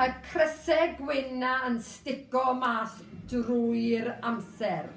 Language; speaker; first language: Welsh; native; Welsh